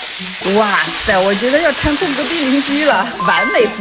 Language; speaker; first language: Chinese; native; Chinese